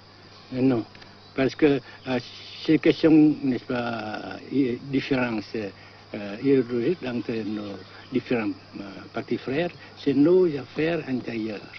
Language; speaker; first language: French; non-native, local second language; Vietnamese